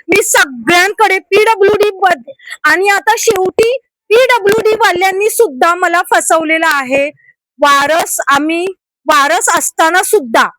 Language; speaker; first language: Marathi; native; Marathi